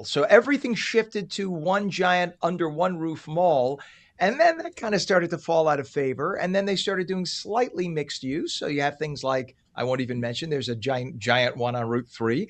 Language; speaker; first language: English; native; English